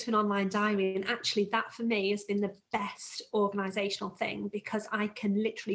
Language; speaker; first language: English; native; English